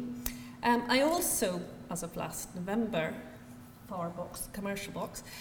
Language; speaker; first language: English; native; English